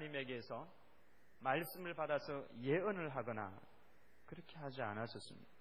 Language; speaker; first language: Korean; native; Korean